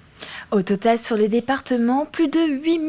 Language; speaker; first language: French; native; French